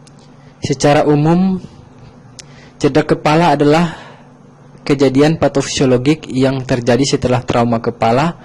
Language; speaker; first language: Indonesian; native; Indonesian